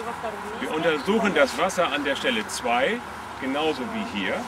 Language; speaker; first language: German; native; German